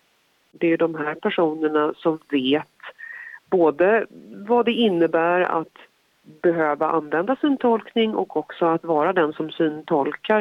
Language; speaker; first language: Swedish; native; Swedish